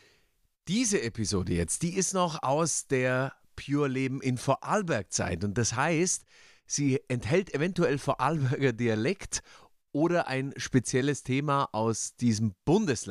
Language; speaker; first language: German; native; German